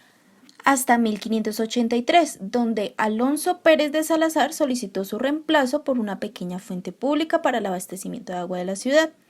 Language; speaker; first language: Spanish; native; Spanish